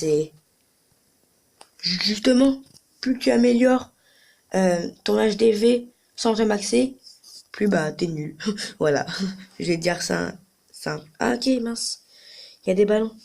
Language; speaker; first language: French; native; French